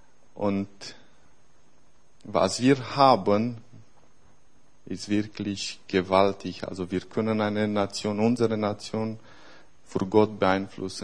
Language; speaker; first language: German; non-native, fluent; Romanian